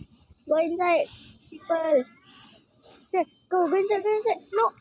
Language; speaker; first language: English; non-native, local second language; Malay